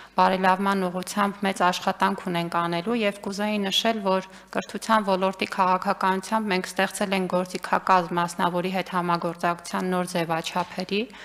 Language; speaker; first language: Armenian; native; Armenian